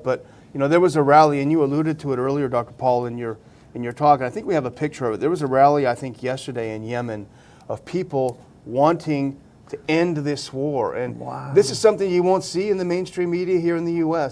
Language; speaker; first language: English; native; English